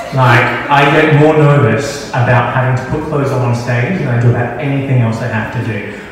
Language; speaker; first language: English; native; English